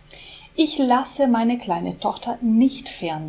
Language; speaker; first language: German; non-native, fluent; Portuguese